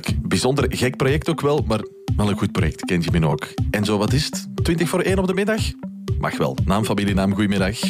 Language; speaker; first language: Dutch; native; Dutch